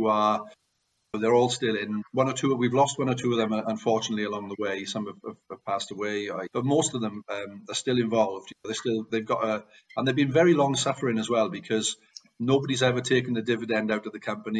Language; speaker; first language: English; native; English